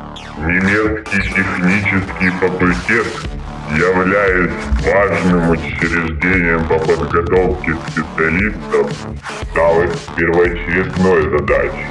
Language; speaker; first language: Russian; native; Russian